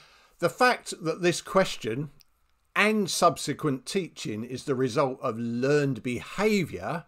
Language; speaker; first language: English; native; English